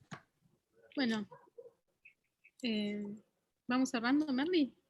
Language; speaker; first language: Spanish; native; Spanish